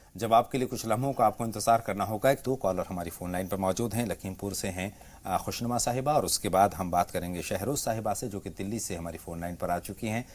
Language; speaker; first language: Urdu; native; Urdu